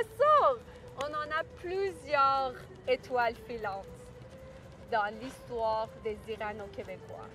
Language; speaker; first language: French; non-native, fluent; Persian